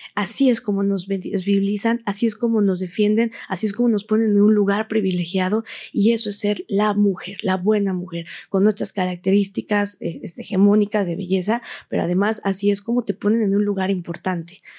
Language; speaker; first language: Spanish; native; Spanish